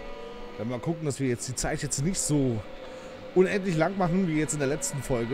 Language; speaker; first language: German; native; German